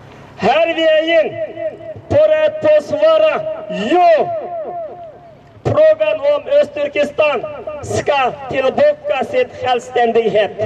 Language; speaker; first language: Swedish; non-native, learner; Uyghur